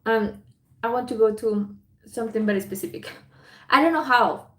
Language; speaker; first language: English; non-native, fluent; Spanish